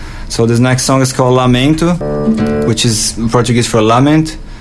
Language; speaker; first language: English; non-native, fluent; Portuguese